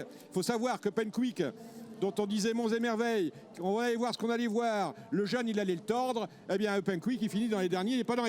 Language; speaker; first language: French; native; French